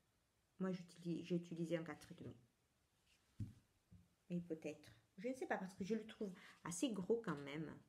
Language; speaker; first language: French; non-native, fluent; Italian